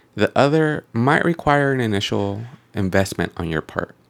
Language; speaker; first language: English; native; English